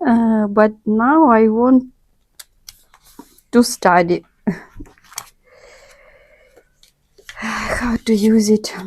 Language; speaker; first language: English; non-native, learner; Russian